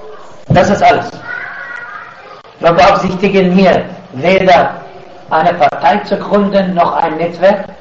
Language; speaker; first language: German; non-native, fluent; Arabic